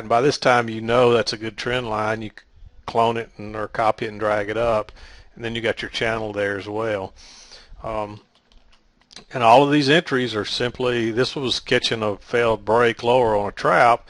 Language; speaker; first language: English; native; English